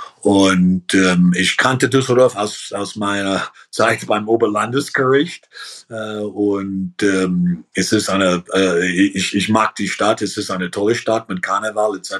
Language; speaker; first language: German; early bilingual, heritage; German